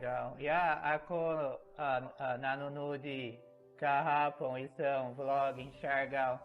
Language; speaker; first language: Filipino; non-native, learner; Portuguese